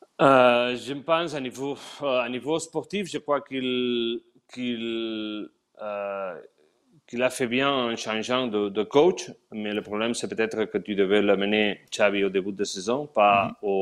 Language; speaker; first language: French; non-native, learner; Spanish